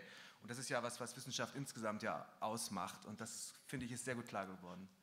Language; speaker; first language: German; native; German